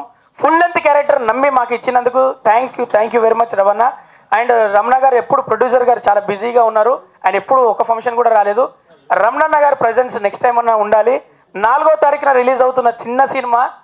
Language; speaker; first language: Telugu; native; Telugu